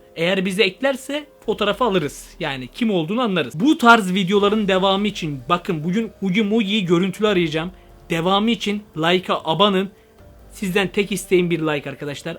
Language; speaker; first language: Turkish; native; Turkish